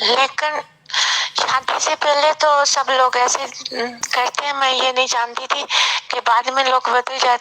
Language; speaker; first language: Hindi; non-native, local second language; Punjabi